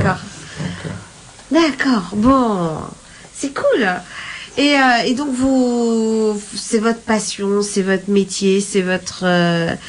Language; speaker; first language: French; native; French